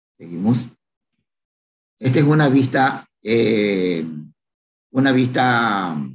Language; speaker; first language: Spanish; native; Spanish